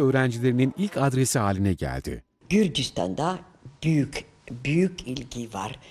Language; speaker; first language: Turkish; non-native, learner; Georgian